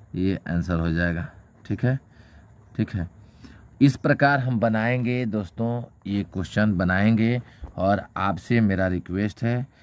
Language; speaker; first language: Hindi; native; Hindi